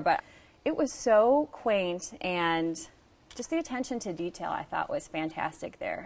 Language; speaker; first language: English; native; English